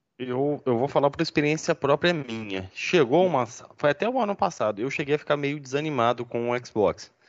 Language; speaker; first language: Portuguese; native; Portuguese